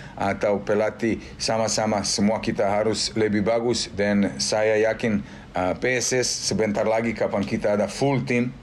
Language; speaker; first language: Indonesian; non-native, fluent; Serbian